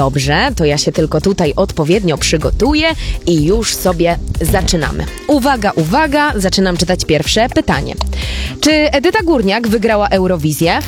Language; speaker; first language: Polish; native; Polish